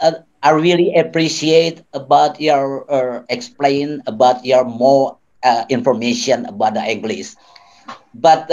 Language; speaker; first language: English; non-native, learner; Indonesian